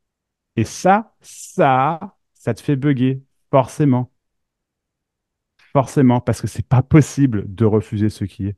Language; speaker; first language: French; native; French